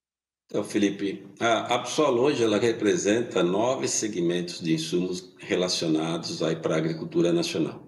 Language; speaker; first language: Portuguese; native; Portuguese